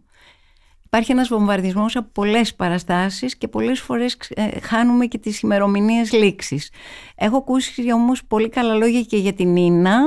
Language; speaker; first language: Greek; native; Greek